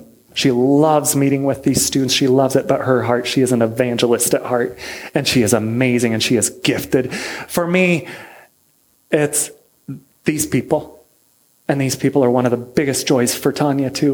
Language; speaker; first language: English; native; English